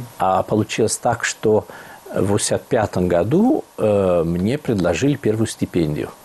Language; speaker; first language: Russian; non-native, fluent; Italian